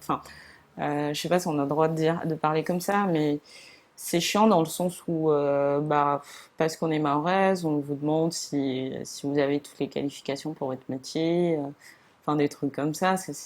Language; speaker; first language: French; non-native, local second language; Comorian